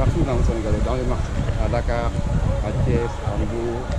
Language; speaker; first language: French; non-native, local second language; Wolof